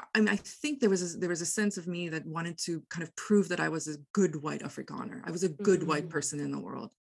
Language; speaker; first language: English; non-native, local second language; Afrikaans